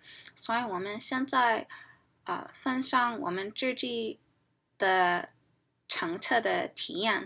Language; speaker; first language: Chinese; non-native, learner; English